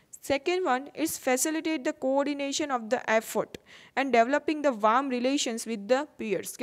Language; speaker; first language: English; non-native, local second language; Gujarati